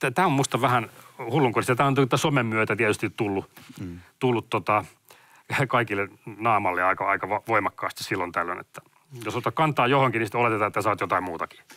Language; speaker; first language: Finnish; native; Finnish